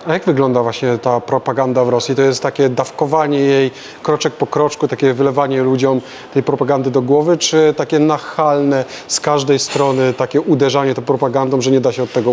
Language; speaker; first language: Polish; native; Polish